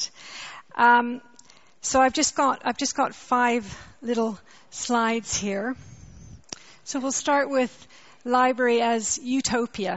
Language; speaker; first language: English; native; English